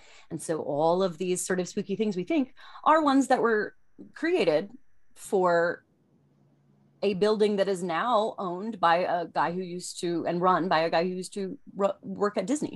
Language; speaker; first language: English; native; English